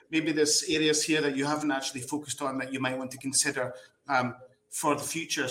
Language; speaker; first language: English; native; English